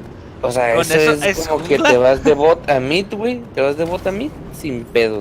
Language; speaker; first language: Spanish; native; Spanish